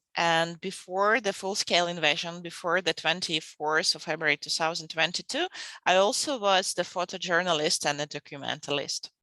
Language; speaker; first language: English; non-native, fluent; Ukrainian